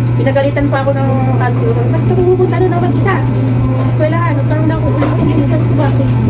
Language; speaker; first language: Filipino; non-native, local second language; Waray